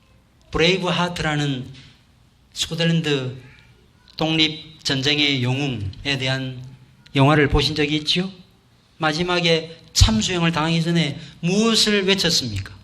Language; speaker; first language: Korean; native; Korean